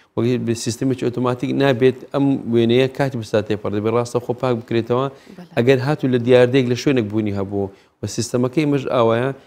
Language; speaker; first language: Central Kurdish; native; Central Kurdish